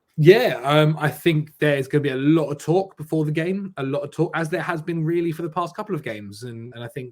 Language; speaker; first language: English; native; English